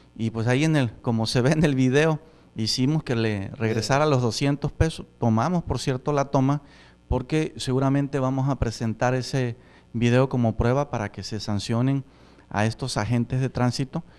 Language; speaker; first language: Spanish; native; Spanish